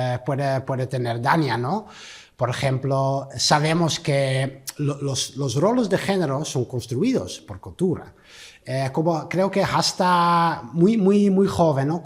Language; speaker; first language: Spanish; non-native, learner; Dutch